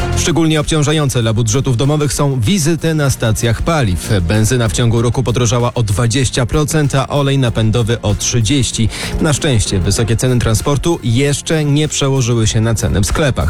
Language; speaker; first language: Polish; native; Polish